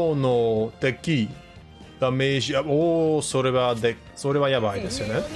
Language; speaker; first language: Japanese; non-native, learner; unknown